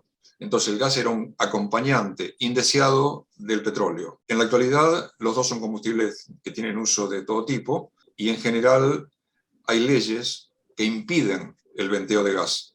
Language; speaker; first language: Spanish; native; Spanish